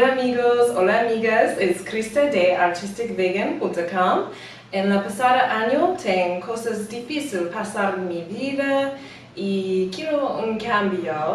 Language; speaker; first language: Spanish; non-native, learner; English